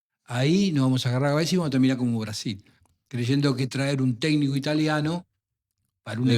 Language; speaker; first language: Spanish; native; Spanish